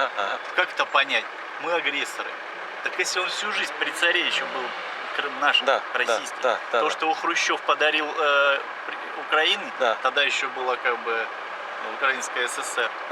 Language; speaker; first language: Russian; native; Russian